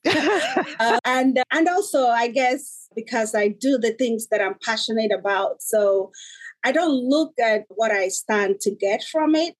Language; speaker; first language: English; non-native, local second language; Igbo